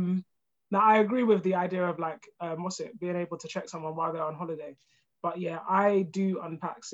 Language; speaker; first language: English; early bilingual, other home language; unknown